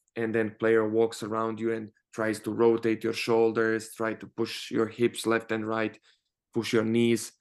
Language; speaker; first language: English; non-native, fluent; Croatian